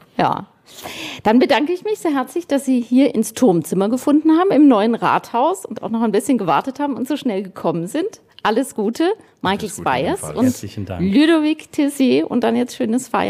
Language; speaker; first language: German; native; German